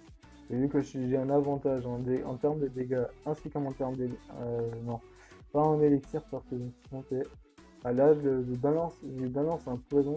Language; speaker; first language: French; native; French